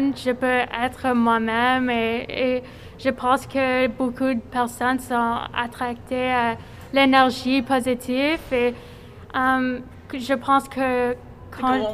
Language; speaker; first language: French; non-native, fluent; English